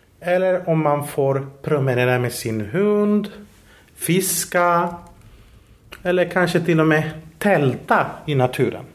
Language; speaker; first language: Swedish; non-native, fluent; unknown